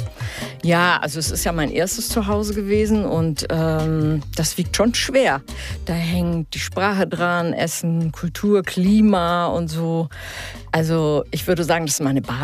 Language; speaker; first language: German; early bilingual, heritage; German